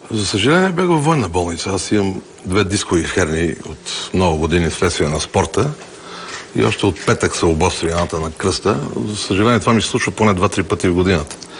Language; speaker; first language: Bulgarian; native; Bulgarian